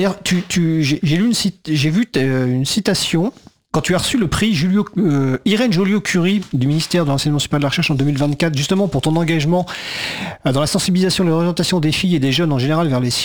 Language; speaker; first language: French; native; French